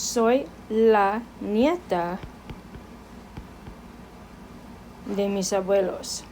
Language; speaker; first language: Spanish; non-native, fluent; English